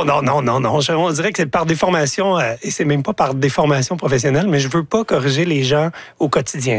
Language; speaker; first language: French; native; French